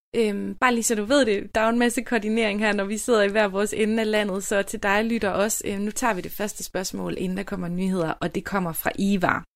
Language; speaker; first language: Danish; native; Danish